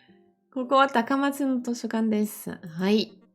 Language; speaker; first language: Japanese; non-native, fluent; French